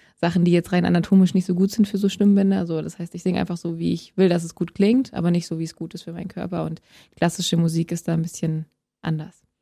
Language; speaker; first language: German; native; German